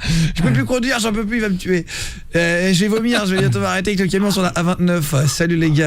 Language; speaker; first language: French; native; French